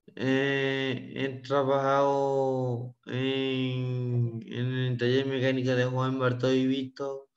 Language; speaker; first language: Spanish; native; Spanish